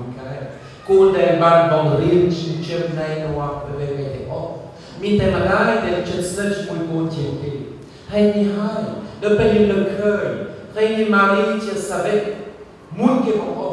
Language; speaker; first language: Khmer; non-native, fluent; French